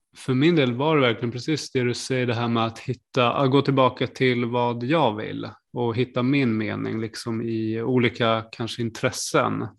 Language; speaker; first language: Swedish; native; Swedish